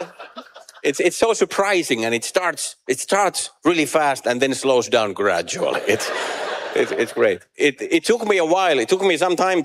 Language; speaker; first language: English; non-native, fluent; Finnish